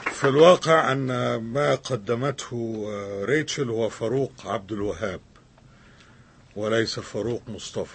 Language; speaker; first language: Arabic; native; Arabic